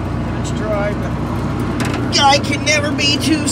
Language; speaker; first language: English; native; English